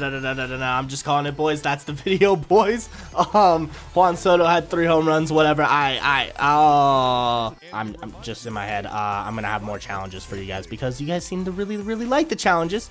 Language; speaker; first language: English; native; English